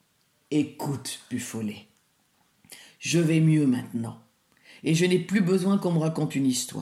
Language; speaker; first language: French; native; French